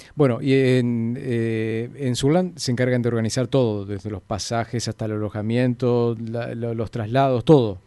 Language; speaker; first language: Spanish; native; Spanish